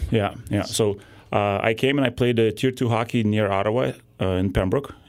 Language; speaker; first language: English; non-native, fluent; Lithuanian